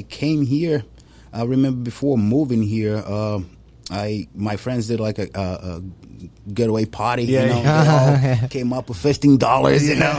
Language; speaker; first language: English; non-native, fluent; Portuguese